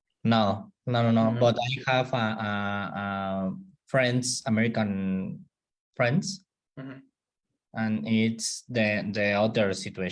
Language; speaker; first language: English; non-native, learner; Spanish